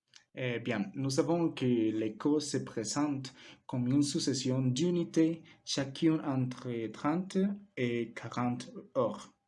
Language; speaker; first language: French; non-native, learner; Spanish